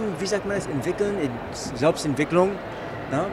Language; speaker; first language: German; non-native, fluent; English